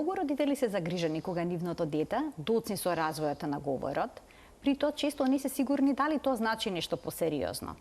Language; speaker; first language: Macedonian; native; Macedonian